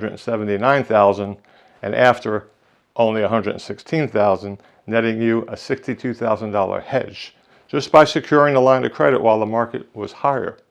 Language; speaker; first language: English; native; English